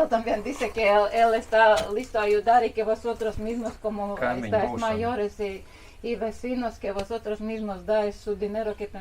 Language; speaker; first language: Spanish; non-native, learner; Latvian